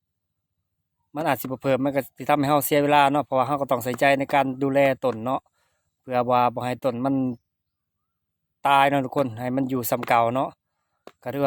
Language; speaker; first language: Thai; non-native, local second language; Lao